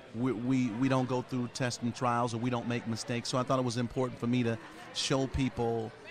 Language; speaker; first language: English; native; English